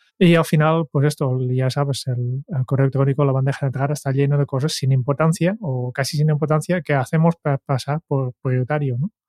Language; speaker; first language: Spanish; non-native, fluent; Dutch